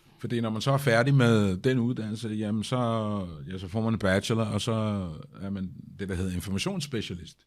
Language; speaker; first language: Danish; early bilingual, other home language; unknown